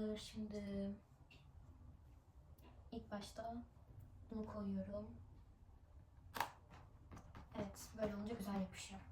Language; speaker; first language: Turkish; early bilingual, other home language; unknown